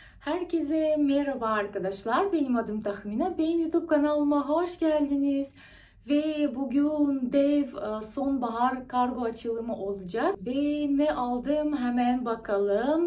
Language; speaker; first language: Turkish; non-native, fluent; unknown